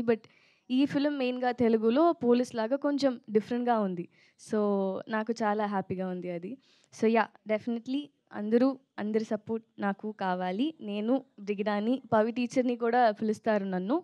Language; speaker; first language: Telugu; non-native, learner; Tamil